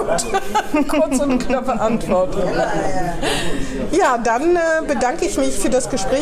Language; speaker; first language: German; native; German